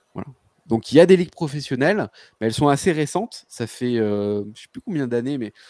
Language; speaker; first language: French; native; French